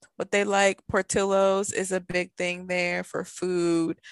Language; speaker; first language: English; native; English